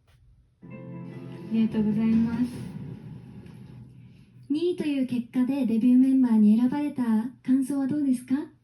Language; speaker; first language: Japanese; native; Japanese